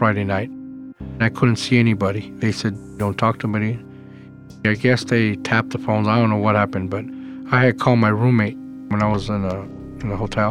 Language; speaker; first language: English; native; English